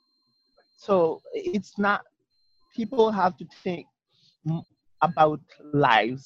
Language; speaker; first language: English; non-native, fluent; Haitian Creole